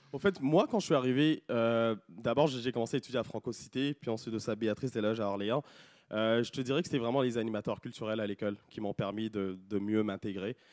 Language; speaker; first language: French; non-native, local second language; Lingala